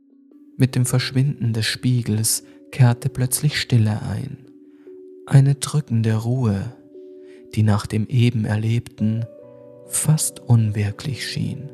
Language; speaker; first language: German; native; German